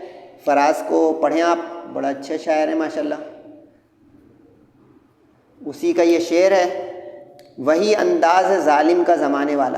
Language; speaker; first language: Urdu; native; Urdu